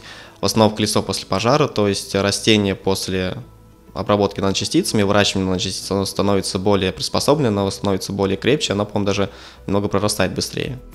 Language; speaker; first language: Russian; native; Russian